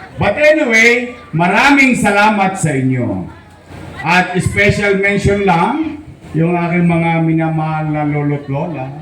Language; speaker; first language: Filipino; native; Filipino